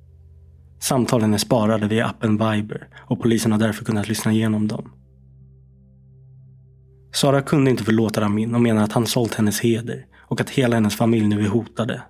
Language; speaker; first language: Swedish; native; Swedish